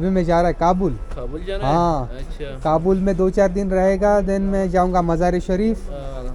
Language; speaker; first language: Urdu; non-native, local second language; Marathi